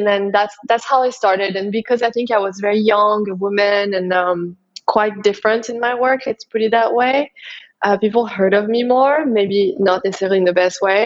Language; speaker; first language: English; non-native, fluent; French